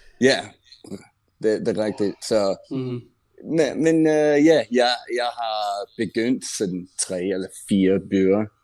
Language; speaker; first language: Danish; non-native, learner; English